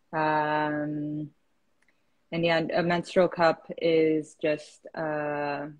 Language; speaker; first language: English; non-native, fluent; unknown